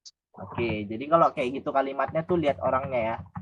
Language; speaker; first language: Indonesian; native; Indonesian